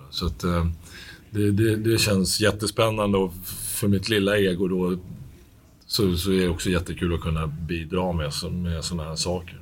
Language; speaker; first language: Swedish; native; Swedish